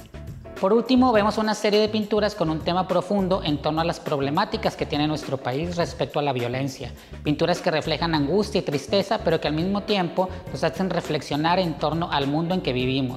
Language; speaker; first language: Spanish; native; Spanish